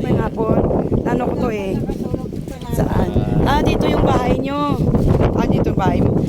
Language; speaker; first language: Filipino; non-native, local second language; Hiligaynon